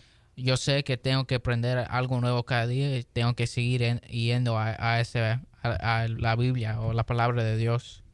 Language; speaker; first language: Spanish; early bilingual, heritage; Spanish